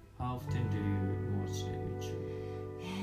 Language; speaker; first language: English; non-native, learner; Japanese